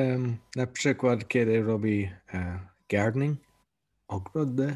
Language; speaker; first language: Polish; non-native, learner; English